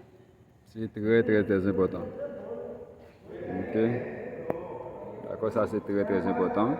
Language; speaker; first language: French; non-native, local second language; Haitian Creole